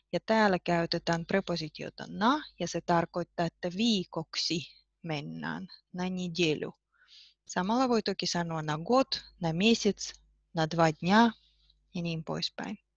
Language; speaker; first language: Finnish; non-native, fluent; Russian